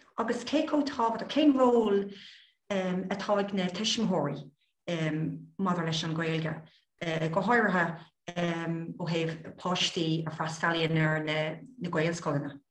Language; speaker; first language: Irish; non-native, local second language; English